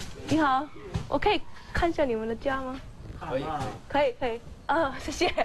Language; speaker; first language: Chinese; non-native, fluent; English